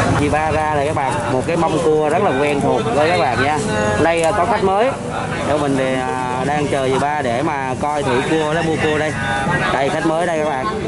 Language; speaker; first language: Vietnamese; native; Vietnamese